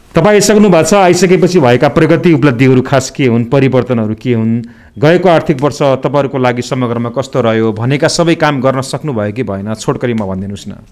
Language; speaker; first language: Nepali; native; Nepali